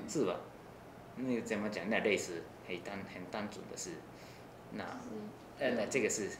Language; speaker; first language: Chinese; non-native, learner; Japanese